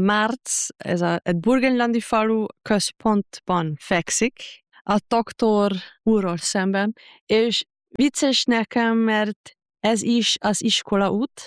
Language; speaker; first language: Hungarian; non-native, fluent; German